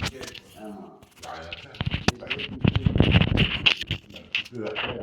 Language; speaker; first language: French; native; French